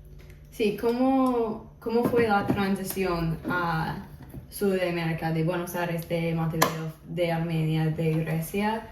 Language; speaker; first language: Spanish; non-native, fluent; English